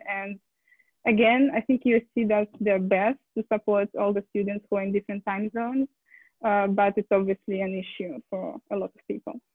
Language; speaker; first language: English; non-native, fluent; Russian